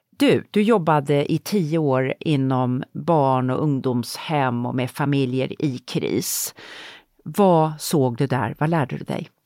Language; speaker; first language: Swedish; native; Swedish